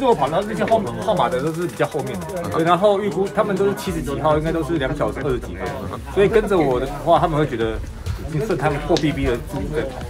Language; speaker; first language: Chinese; native; Chinese